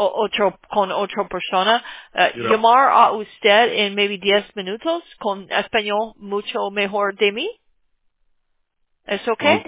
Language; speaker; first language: Spanish; non-native, learner; English